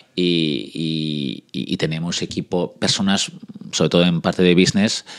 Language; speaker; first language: Spanish; early bilingual, other home language; French